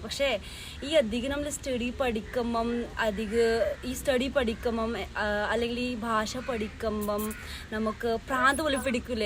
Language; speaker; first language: Malayalam; non-native, local second language; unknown